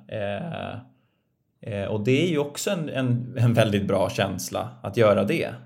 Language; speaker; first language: Swedish; native; Swedish